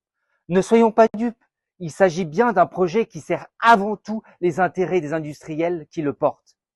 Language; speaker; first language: French; native; French